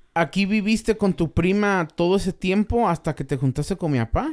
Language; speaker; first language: Spanish; early bilingual, other home language; English